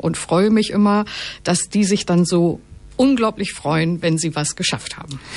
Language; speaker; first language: German; native; German